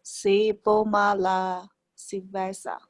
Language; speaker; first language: Spanish; non-native, learner; English